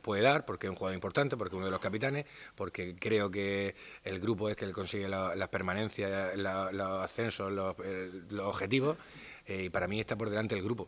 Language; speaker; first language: Spanish; native; Spanish